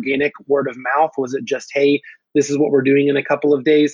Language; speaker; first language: English; native; English